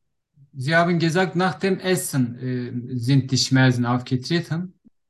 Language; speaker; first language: German; non-native, learner; Turkish